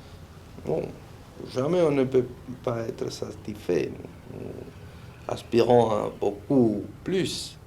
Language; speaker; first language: French; non-native, fluent; Spanish